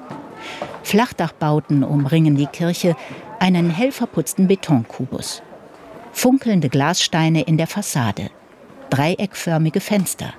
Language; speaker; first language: German; native; German